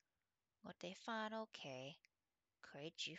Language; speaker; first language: Cantonese; non-native, learner; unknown